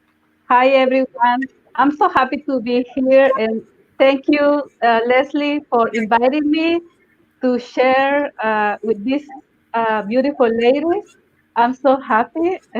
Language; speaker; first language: English; non-native, learner; Spanish